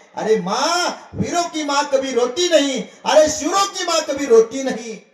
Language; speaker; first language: Hindi; non-native, local second language; Marathi